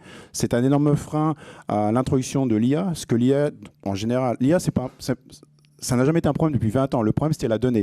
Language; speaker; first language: French; native; French